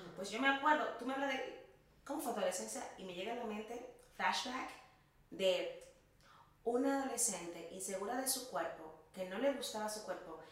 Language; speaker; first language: Spanish; native; Spanish